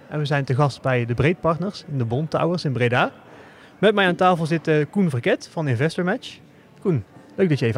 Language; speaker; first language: Dutch; native; Dutch